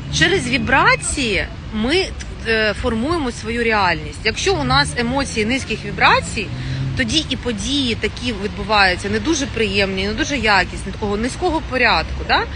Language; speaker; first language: Ukrainian; non-native, local second language; Russian